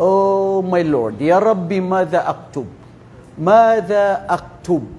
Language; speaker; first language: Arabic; non-native, fluent; Filipino